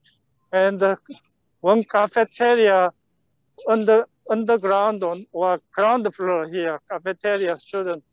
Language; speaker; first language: English; non-native, fluent; Korean